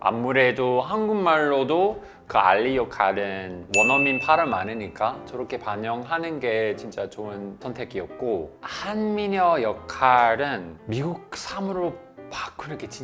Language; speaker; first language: Korean; non-native, fluent; English